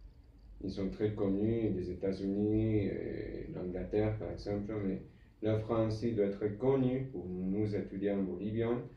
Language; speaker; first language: French; non-native, fluent; Spanish